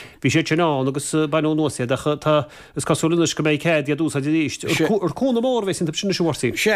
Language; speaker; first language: Irish; native; Irish